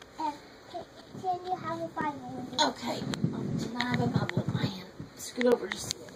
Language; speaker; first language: English; native; English